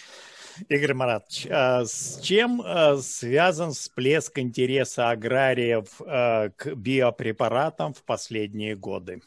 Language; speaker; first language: Russian; native; Russian